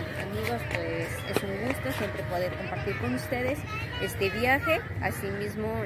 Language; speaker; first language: Spanish; native; Spanish